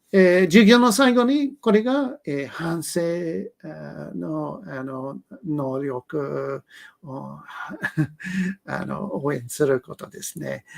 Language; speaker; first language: Japanese; non-native, learner; English